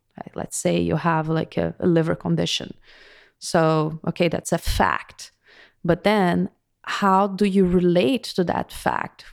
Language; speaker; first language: English; non-native, fluent; Portuguese